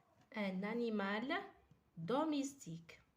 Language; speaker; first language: French; non-native, fluent; Arabic